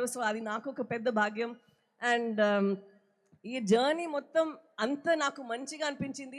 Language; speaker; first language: Telugu; non-native, fluent; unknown